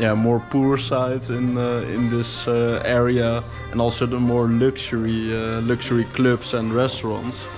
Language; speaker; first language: English; non-native, fluent; Dutch